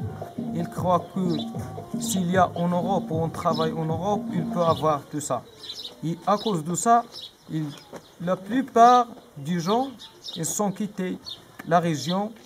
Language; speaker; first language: French; non-native, learner; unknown